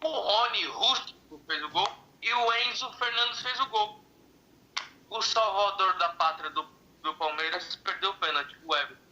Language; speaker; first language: Portuguese; native; Portuguese